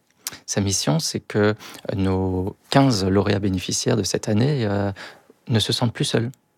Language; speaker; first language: French; native; French